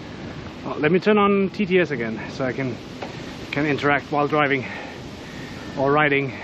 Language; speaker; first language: English; non-native, fluent; Danish